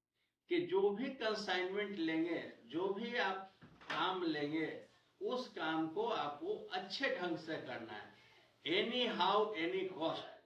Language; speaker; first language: Hindi; native; Hindi